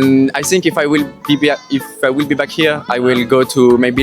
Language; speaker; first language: English; non-native, fluent; French